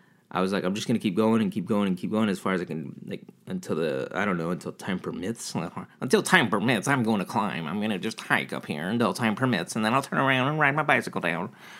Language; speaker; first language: English; early bilingual, other home language; Spanish